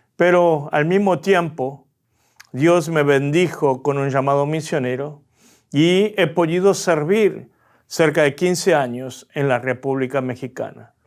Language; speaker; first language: Spanish; early bilingual, other home language; Korean